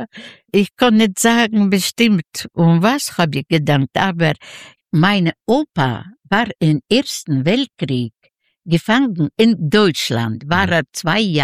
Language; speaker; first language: German; non-native, learner; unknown